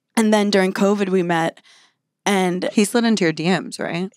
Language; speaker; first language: English; native; English